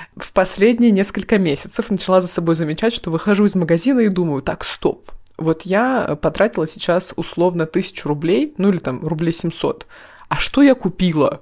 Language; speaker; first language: Russian; native; Russian